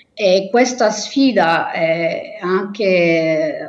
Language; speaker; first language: Italian; non-native, fluent; Portuguese